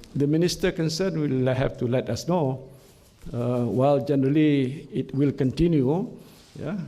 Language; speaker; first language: English; non-native, local second language; Malay